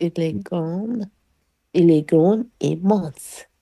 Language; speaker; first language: French; non-native, learner; Sinhala